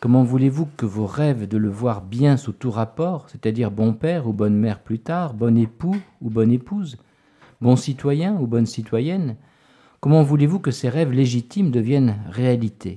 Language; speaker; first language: French; native; French